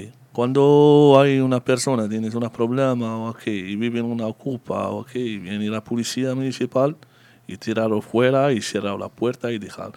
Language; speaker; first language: Spanish; non-native, learner; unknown